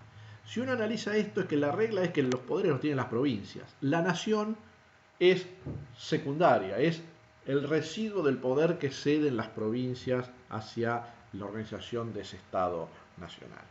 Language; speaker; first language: Spanish; native; Spanish